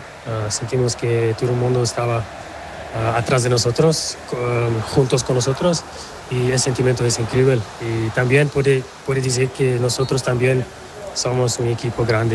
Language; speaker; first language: Spanish; non-native, local second language; Portuguese